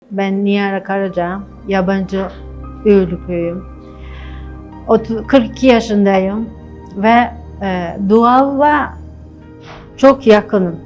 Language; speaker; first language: Turkish; non-native, fluent; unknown